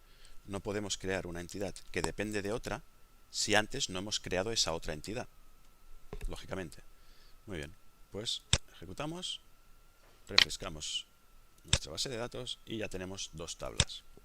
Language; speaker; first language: Spanish; native; Spanish